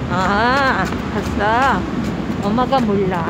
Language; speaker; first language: Korean; non-native, learner; Filipino